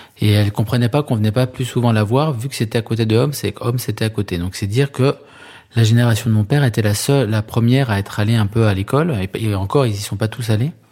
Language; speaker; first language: French; native; French